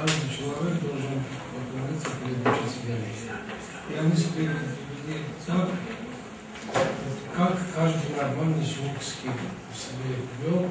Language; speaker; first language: Russian; non-native, local second language; Armenian